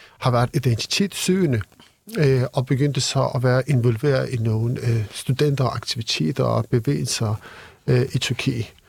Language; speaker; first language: Danish; non-native, fluent; Kurdish